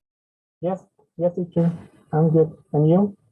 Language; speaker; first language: English; non-native, learner; Spanish